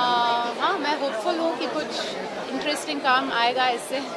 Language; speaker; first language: Hindi; non-native, local second language; French